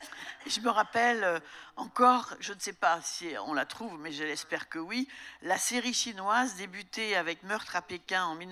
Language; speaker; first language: French; native; French